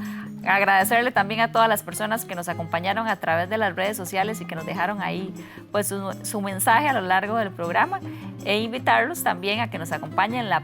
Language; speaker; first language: Spanish; native; Spanish